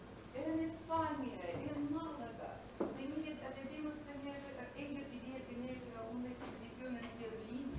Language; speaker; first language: Spanish; non-native, learner; Russian